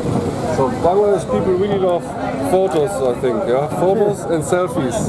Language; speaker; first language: English; non-native, fluent; German